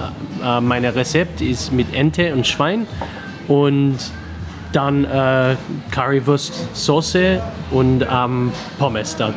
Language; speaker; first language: German; non-native, learner; English